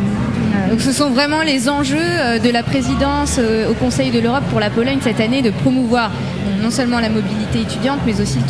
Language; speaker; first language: French; native; French